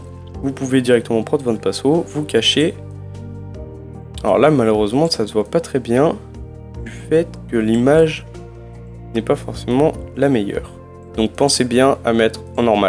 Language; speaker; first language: French; native; French